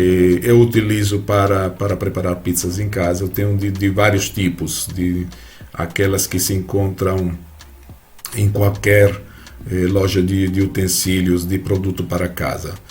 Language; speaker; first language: Portuguese; non-native, fluent; Italian